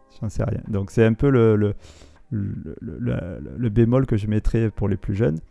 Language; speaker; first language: French; native; French